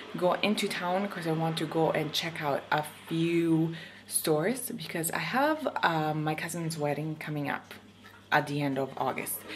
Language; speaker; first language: English; non-native, fluent; Italian